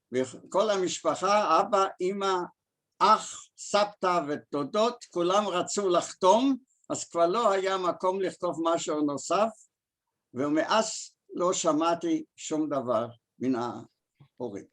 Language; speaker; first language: Hebrew; early bilingual, other home language; German